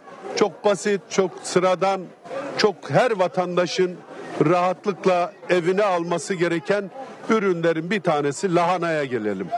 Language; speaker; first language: Turkish; native; Turkish